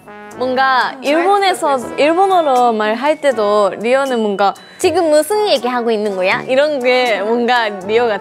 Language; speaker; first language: Korean; non-native, fluent; Japanese